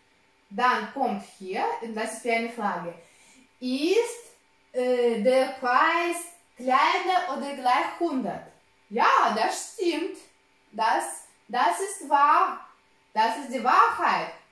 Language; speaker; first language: German; non-native, fluent; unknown